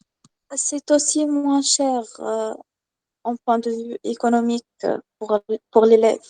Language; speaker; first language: French; non-native, learner; Arabic